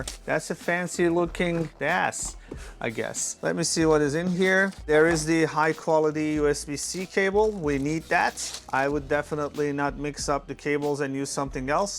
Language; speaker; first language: English; non-native, fluent; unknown